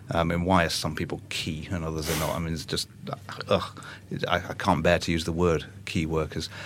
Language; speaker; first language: English; native; English